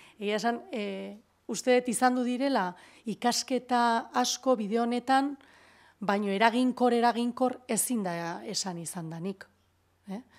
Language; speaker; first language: Basque; native; Basque